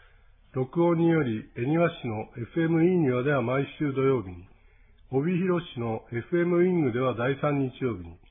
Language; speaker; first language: Japanese; native; Japanese